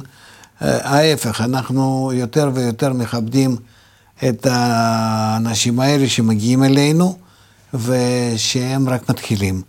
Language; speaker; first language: Hebrew; non-native, fluent; Russian